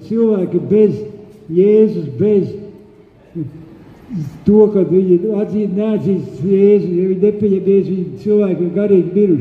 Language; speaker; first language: Latvian; non-native, local second language; Russian